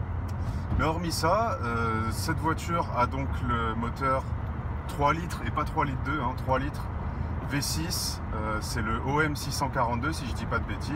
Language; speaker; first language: French; native; French